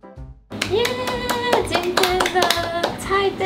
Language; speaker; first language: Chinese; non-native, fluent; Japanese